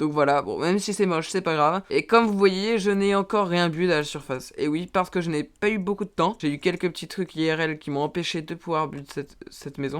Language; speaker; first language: French; native; French